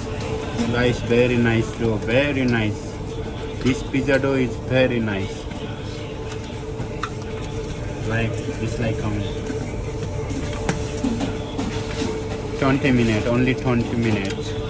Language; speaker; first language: English; non-native, learner; Nepali